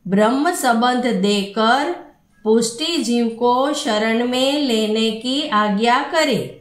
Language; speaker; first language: Hindi; non-native, local second language; Gujarati